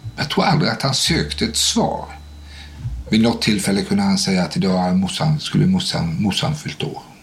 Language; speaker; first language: Swedish; native; Swedish